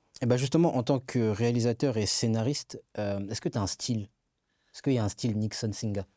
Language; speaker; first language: French; native; French